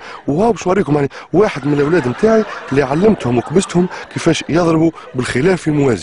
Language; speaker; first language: Arabic; native; Arabic